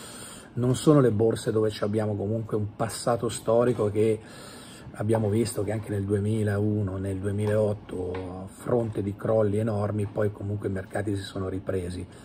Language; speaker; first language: Italian; native; Italian